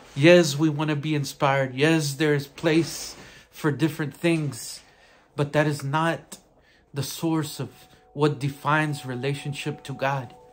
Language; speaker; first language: English; native; English